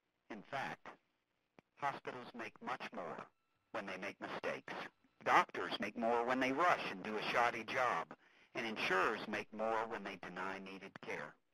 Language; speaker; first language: English; native; English